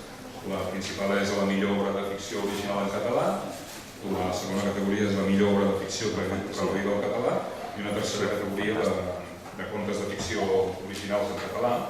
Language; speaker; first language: Catalan; native; Catalan